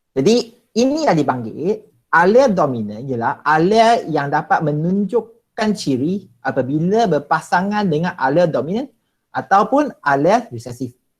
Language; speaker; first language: Malay; non-native, local second language; Chinese